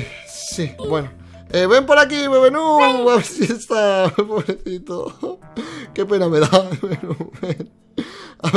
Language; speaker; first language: Spanish; native; Spanish